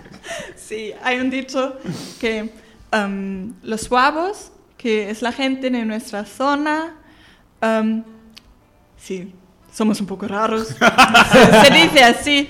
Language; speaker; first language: Spanish; non-native, fluent; German